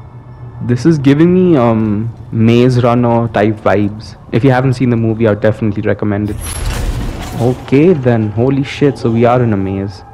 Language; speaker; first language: English; native; English